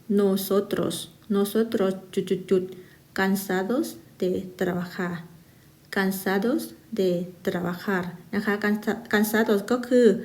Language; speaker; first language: Spanish; non-native, fluent; Thai